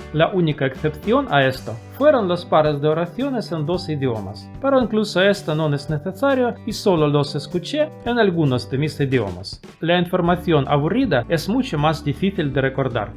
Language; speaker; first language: Spanish; non-native, fluent; Russian